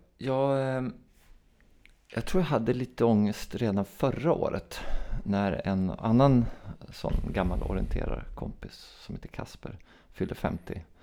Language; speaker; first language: Swedish; native; Swedish